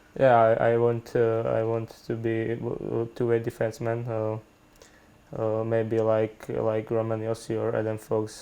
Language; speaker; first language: English; non-native, learner; Slovak